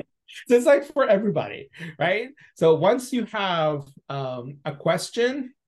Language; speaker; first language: English; non-native, fluent; Spanish